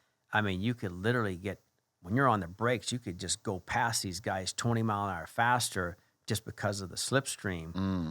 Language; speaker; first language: English; native; English